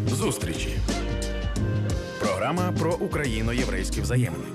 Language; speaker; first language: Ukrainian; native; Ukrainian